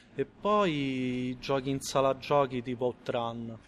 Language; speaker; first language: Italian; native; Italian